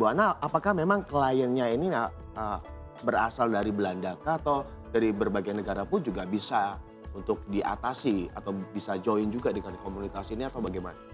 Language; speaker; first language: Indonesian; native; Indonesian